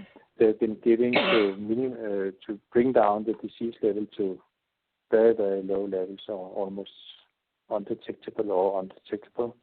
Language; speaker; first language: English; non-native, fluent; Danish